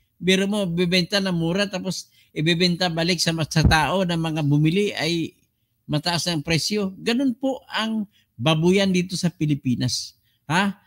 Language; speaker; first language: Filipino; non-native, local second language; Cebuano